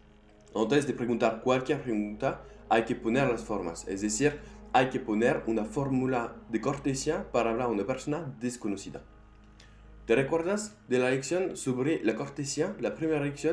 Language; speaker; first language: Spanish; non-native, fluent; French